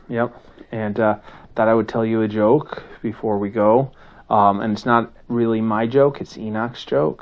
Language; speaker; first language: English; native; English